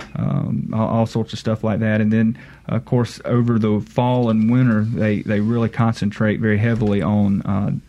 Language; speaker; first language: English; native; English